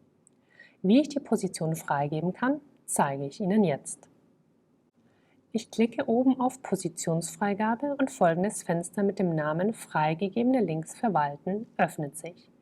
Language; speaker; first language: German; native; German